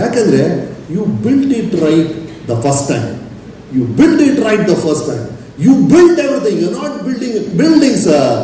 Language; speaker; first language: English; non-native, local second language; Kannada